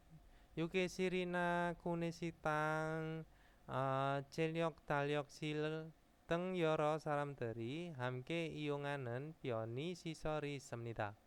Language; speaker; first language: Korean; non-native, fluent; Indonesian